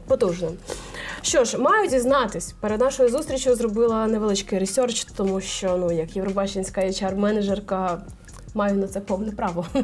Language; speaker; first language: Ukrainian; native; Ukrainian